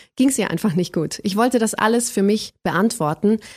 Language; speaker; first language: German; native; German